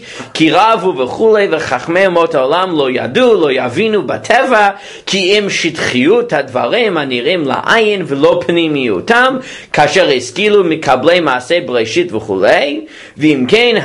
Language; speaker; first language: Hebrew; non-native, fluent; English